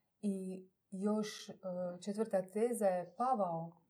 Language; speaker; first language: Croatian; native; Croatian